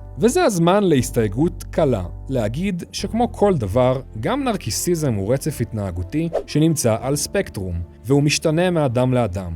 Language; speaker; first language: Hebrew; native; Hebrew